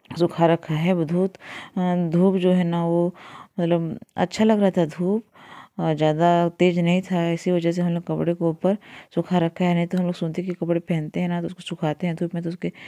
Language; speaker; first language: Hindi; non-native, local second language; Odia